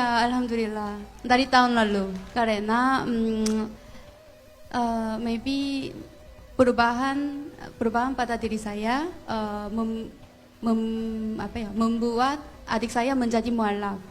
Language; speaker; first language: Indonesian; non-native, fluent; Korean